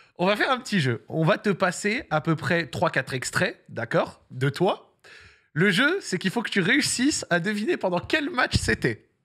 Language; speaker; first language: French; early bilingual, other home language; Arabic